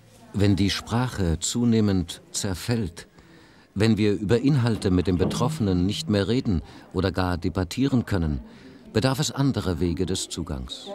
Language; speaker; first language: German; native; German